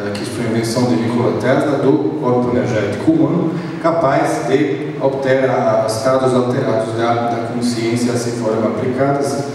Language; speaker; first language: Portuguese; non-native, fluent; Serbian